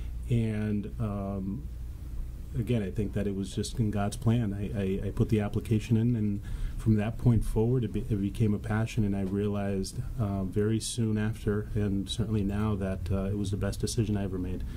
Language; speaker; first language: English; early bilingual, other home language; Spanish